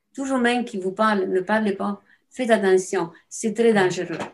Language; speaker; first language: French; non-native, fluent; Romanian